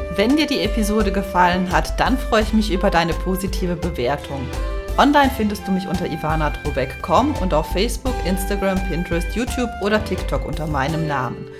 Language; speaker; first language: German; native; German